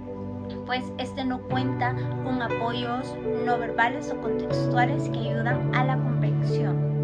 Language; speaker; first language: Spanish; native; Spanish